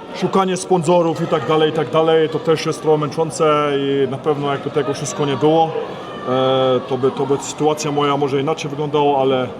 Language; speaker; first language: Polish; early bilingual, heritage; Polish